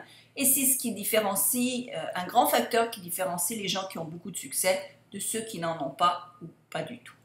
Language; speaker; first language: French; native; French